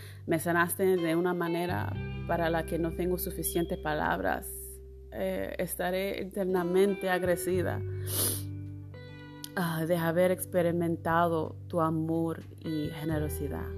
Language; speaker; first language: Spanish; non-native, learner; English